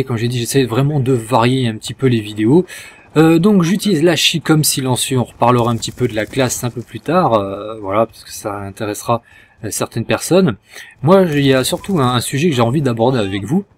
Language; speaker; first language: French; native; French